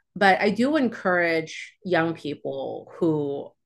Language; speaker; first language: English; early bilingual, other home language; Chinese